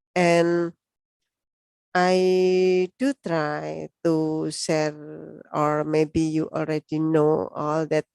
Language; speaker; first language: English; non-native, learner; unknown